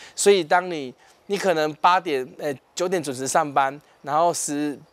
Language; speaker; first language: Chinese; native; Chinese